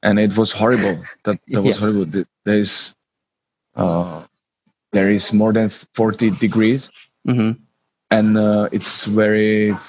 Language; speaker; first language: English; non-native, learner; Czech